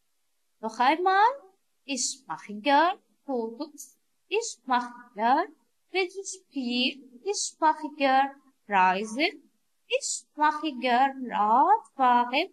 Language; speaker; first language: German; non-native, learner; Arabic